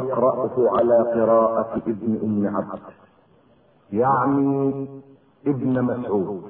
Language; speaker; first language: Arabic; native; Arabic